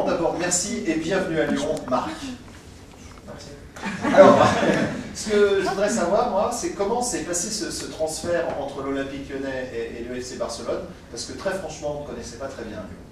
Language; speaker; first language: French; native; French